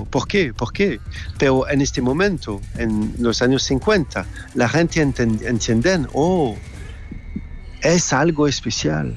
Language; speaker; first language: Spanish; non-native, fluent; French